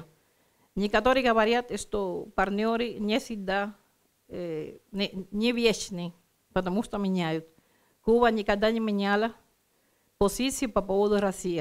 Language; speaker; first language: Russian; non-native, learner; Spanish